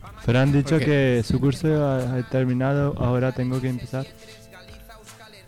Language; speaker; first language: Spanish; non-native, learner; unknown